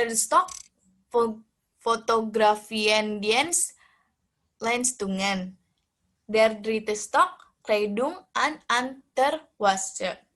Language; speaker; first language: German; non-native, learner; Indonesian